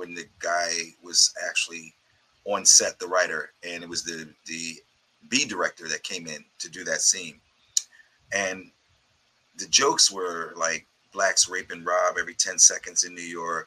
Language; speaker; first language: English; native; English